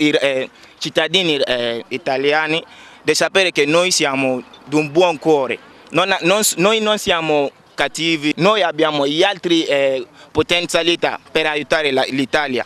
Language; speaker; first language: Italian; non-native, learner; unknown